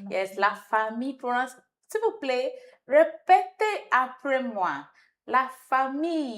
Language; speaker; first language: French; non-native, fluent; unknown